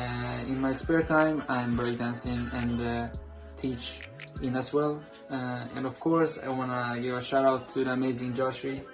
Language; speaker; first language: English; non-native, fluent; Swedish